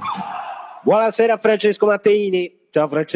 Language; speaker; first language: Italian; native; Italian